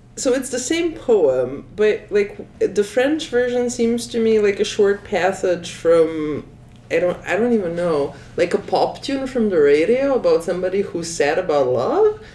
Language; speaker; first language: English; non-native, fluent; Slovenian